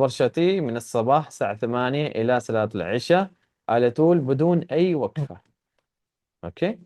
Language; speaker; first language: Arabic; non-native, fluent; Urdu